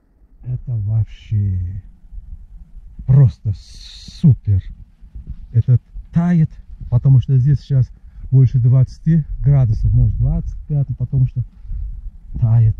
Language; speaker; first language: Russian; non-native, fluent; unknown